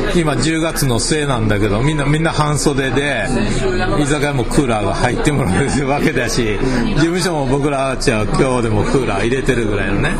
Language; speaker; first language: Japanese; native; Japanese